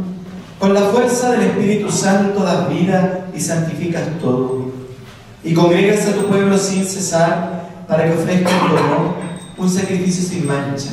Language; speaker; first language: Spanish; native; Spanish